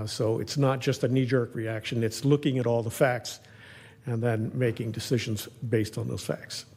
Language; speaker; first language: English; native; English